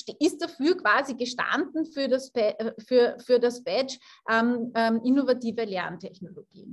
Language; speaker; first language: German; native; German